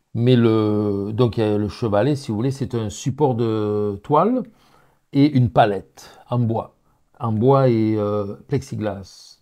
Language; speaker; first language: French; native; French